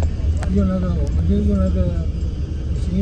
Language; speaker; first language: Chinese; native; Chinese